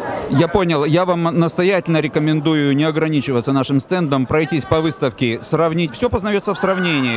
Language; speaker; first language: Russian; native; Russian